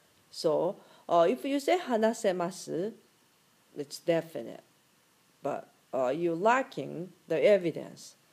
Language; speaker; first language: English; non-native, fluent; Japanese